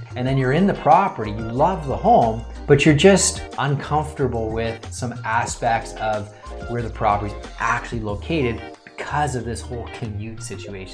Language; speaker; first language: English; native; English